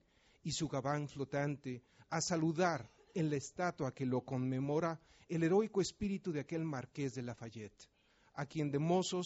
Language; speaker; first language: Spanish; native; Spanish